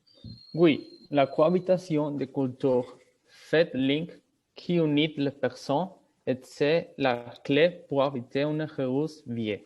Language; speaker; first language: French; non-native, learner; Spanish